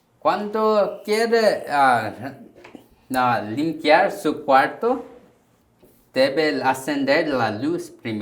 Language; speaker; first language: Spanish; non-native, fluent; Korean